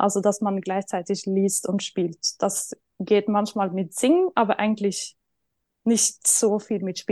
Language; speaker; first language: German; non-native, fluent; Norwegian